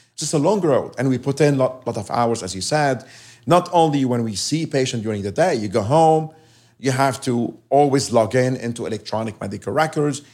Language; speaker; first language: English; non-native, fluent; Arabic